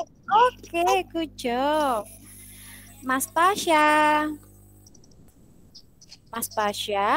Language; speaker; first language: Indonesian; native; Indonesian